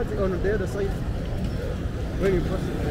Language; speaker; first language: English; non-native, learner; Kinyarwanda